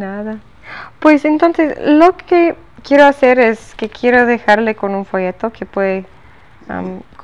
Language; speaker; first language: Spanish; non-native, learner; English